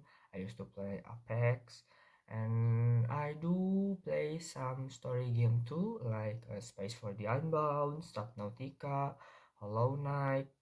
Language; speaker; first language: English; non-native, learner; Indonesian